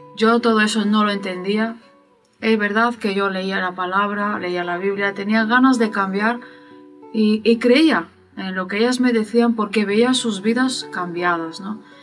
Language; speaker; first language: Spanish; non-native, fluent; Bulgarian